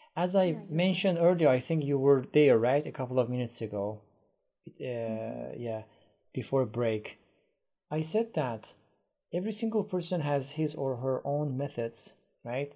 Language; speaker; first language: English; non-native, fluent; Persian